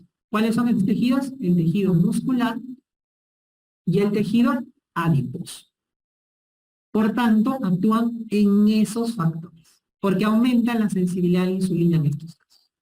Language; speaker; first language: Spanish; native; Spanish